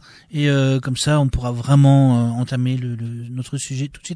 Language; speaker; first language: French; native; French